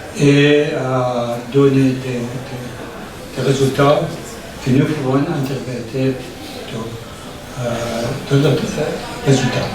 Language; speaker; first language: French; non-native, learner; Persian